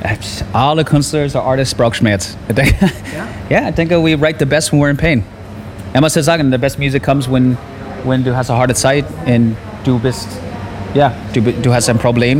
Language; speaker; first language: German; non-native, learner; English